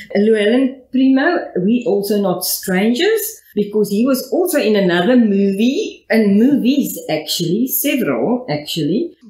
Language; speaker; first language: English; non-native, local second language; Afrikaans